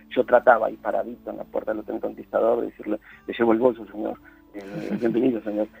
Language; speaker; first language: Spanish; native; Spanish